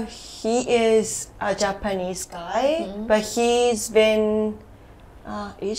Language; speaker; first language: English; non-native, learner; Japanese